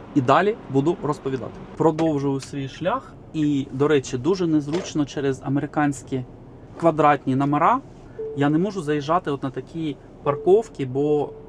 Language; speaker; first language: Ukrainian; non-native, local second language; Russian